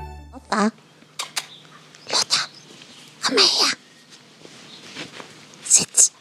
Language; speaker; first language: German; native; German